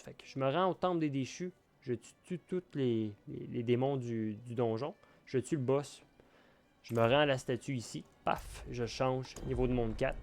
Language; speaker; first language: French; native; French